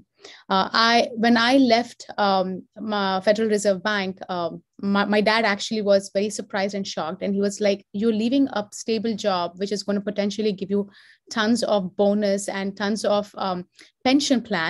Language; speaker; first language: English; non-native, local second language; Telugu